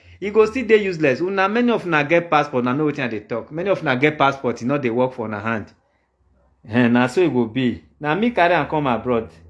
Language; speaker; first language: Nigerian Pidgin; native; Nigerian Pidgin